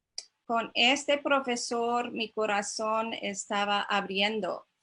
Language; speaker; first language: Spanish; non-native, learner; English